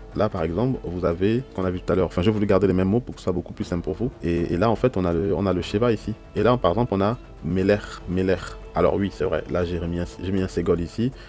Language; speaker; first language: French; native; French